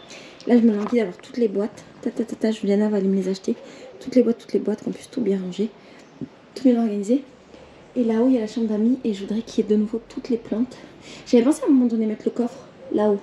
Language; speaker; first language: French; native; French